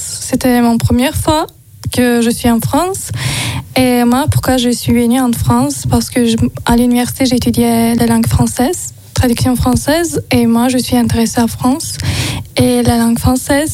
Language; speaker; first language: French; non-native, learner; Azerbaijani